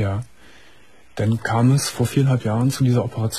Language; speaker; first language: German; native; German